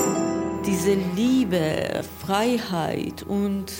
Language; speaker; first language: German; non-native, learner; Persian